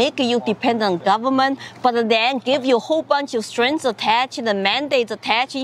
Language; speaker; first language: English; non-native, fluent; Chinese